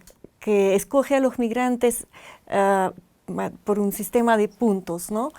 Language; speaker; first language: Spanish; non-native, fluent; French